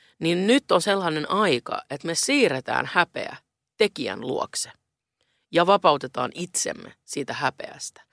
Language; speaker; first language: Finnish; non-native, local second language; Swedish